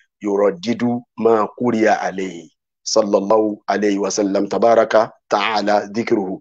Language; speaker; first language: Arabic; non-native, fluent; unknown